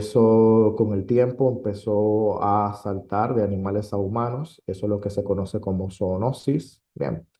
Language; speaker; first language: Spanish; native; Spanish